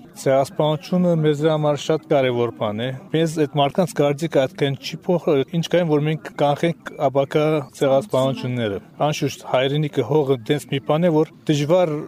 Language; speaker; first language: Armenian; early bilingual, heritage; Armenian